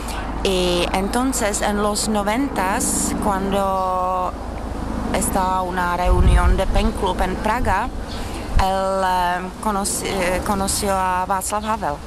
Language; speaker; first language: Spanish; non-native, learner; Czech